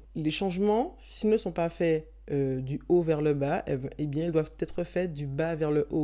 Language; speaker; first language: French; native; French